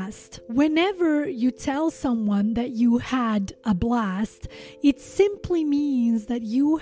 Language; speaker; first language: English; non-native, fluent; Albanian